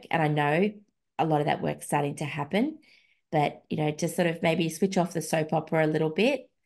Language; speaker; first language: English; native; English